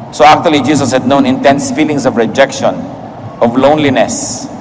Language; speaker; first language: English; non-native, local second language; Filipino